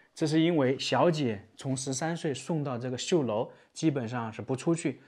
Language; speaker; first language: Chinese; native; Chinese